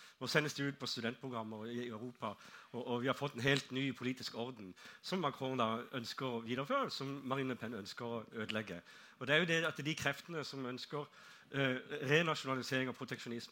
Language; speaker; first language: Norwegian; native; Norwegian